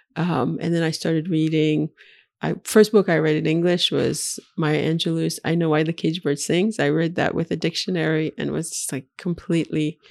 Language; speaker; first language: English; early bilingual, other home language; Haitian Creole